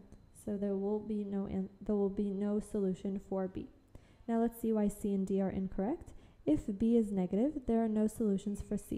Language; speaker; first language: English; native; English